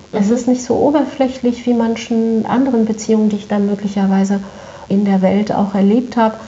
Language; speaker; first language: German; non-native, fluent; French